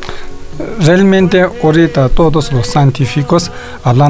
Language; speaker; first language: Spanish; non-native, learner; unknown